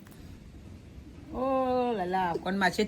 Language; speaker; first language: Spanish; non-native, learner; Filipino